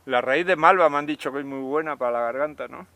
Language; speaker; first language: Spanish; native; Spanish